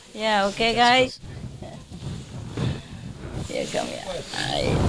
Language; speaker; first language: English; non-native, fluent; Vietnamese